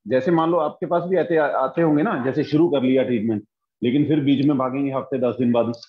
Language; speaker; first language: Hindi; native; Hindi